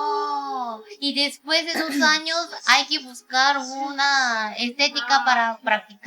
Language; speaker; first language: Spanish; non-native, fluent; Korean